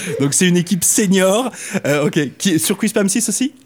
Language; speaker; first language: French; native; French